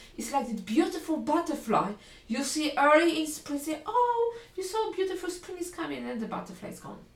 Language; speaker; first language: English; non-native, fluent; Polish